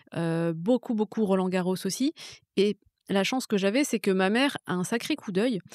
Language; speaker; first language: French; native; French